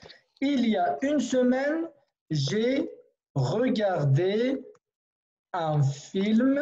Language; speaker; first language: French; non-native, fluent; Kurdish